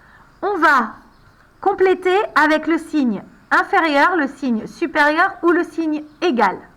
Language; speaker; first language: French; native; French